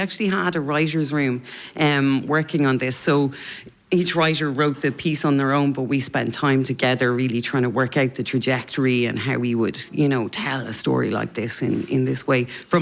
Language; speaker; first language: English; native; English